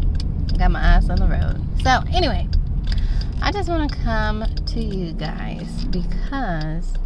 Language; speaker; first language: English; native; English